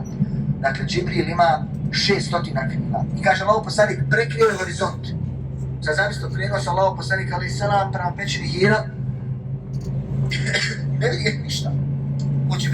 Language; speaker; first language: Bosnian; native; Bosnian